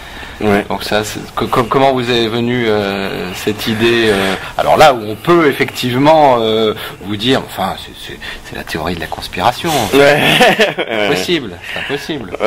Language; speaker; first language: French; native; French